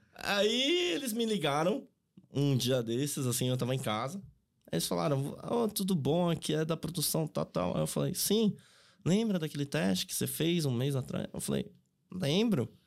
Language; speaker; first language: Portuguese; native; Portuguese